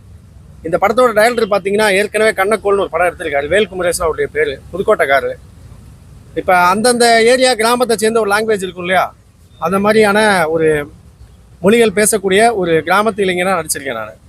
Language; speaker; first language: Tamil; native; Tamil